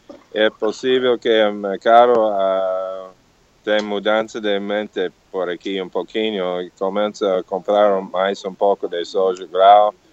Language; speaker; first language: Portuguese; non-native, learner; English